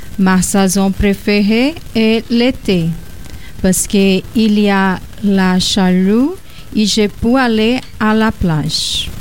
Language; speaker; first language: French; non-native, learner; Portuguese